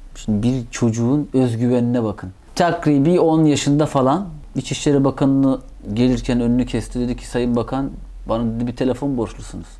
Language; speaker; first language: Turkish; native; Turkish